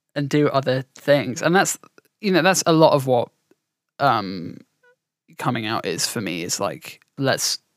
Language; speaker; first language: English; native; English